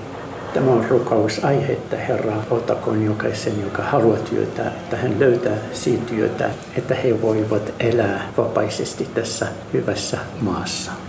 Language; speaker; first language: Finnish; non-native, learner; Arabic